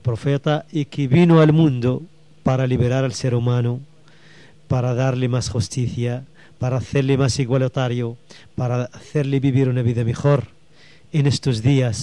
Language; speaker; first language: Spanish; non-native, local second language; Arabic